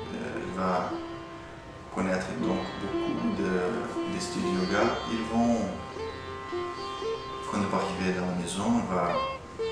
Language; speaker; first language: French; non-native, fluent; Portuguese